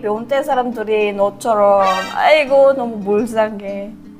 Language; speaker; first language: Korean; non-native, fluent; Filipino